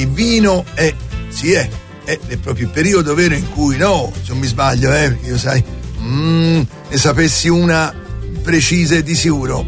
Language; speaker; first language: Italian; native; Italian